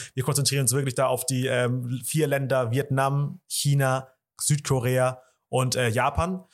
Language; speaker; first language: German; early bilingual, other home language; Vietnamese